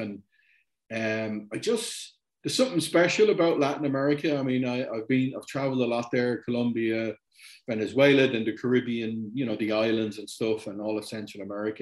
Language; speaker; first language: English; native; English